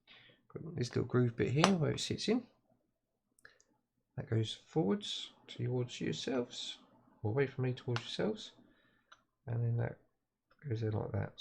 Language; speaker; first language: English; native; English